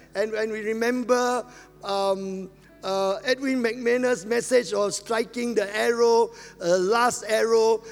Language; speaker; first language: English; non-native, local second language; Min Nan Chinese